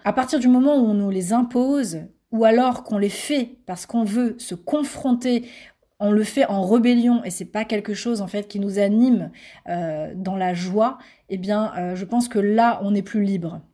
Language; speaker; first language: French; native; French